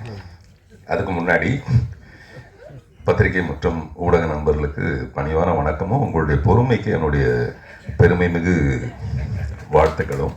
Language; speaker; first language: Tamil; native; Tamil